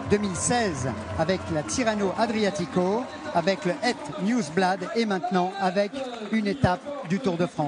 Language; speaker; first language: French; native; French